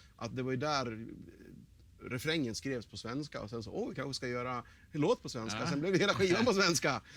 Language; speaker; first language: Swedish; native; Swedish